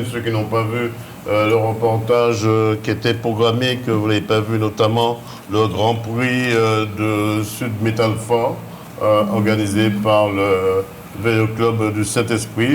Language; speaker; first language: French; native; French